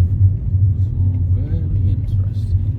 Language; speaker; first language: English; native; English